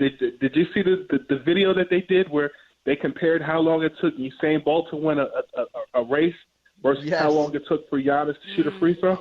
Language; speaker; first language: English; native; English